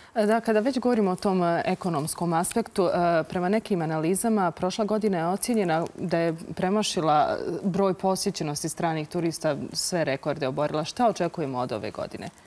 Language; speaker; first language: Croatian; native; Croatian